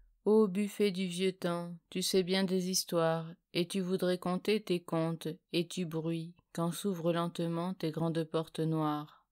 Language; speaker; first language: French; native; French